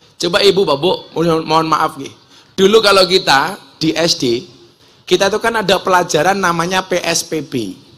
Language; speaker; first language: Indonesian; native; Indonesian